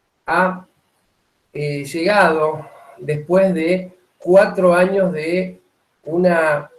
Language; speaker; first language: Spanish; native; Spanish